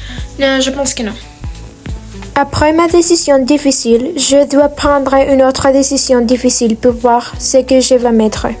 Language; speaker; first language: French; non-native, learner; Spanish